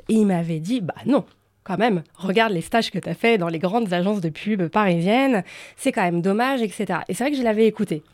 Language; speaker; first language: French; native; French